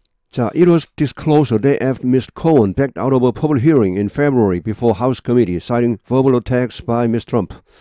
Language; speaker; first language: English; non-native, fluent; Korean